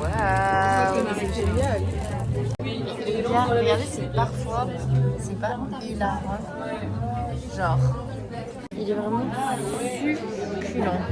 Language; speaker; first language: French; native; French